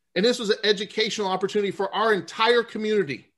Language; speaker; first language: English; native; English